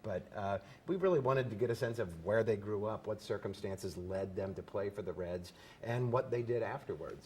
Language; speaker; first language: English; native; English